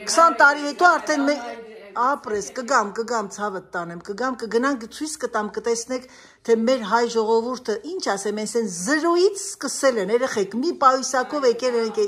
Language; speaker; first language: Armenian; native; Armenian